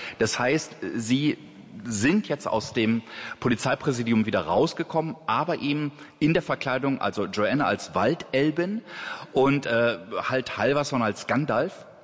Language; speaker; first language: German; native; German